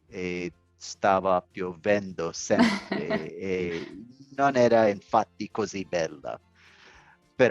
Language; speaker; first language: Italian; non-native, learner; English